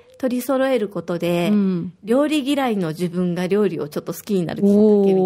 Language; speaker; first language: Japanese; native; Japanese